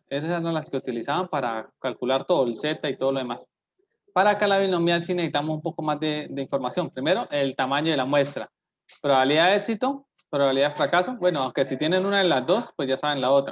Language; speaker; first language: Spanish; native; Spanish